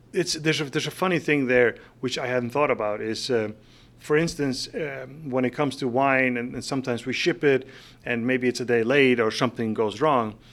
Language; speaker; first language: English; non-native, fluent; Faroese